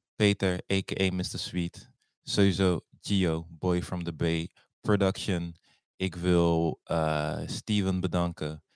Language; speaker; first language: Dutch; early bilingual, other home language; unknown